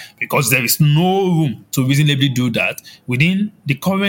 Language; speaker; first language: English; non-native, local second language; Yoruba